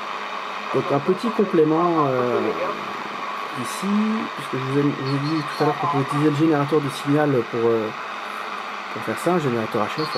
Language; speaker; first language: French; native; French